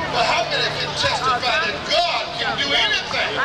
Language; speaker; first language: English; native; English